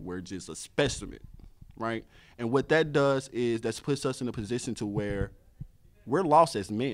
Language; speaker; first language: English; native; English